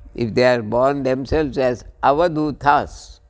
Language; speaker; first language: English; non-native, local second language; Kannada